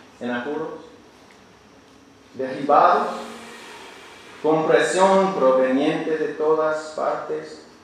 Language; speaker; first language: Spanish; non-native, learner; English